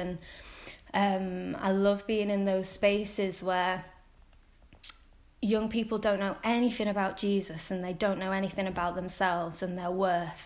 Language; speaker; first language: English; native; English